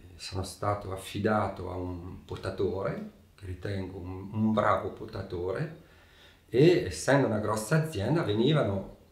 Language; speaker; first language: Italian; early bilingual, heritage; Italian